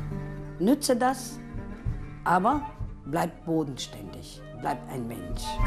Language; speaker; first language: German; non-native, fluent; Romany